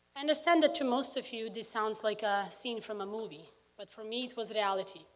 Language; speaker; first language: English; early bilingual, other home language; Bosnian